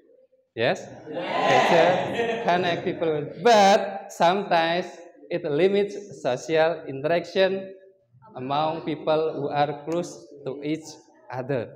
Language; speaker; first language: English; non-native, learner; Indonesian